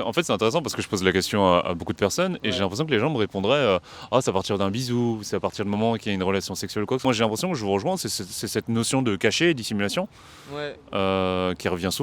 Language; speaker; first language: French; native; French